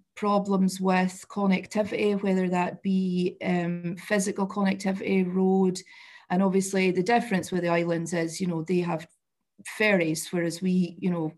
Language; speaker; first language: English; native; English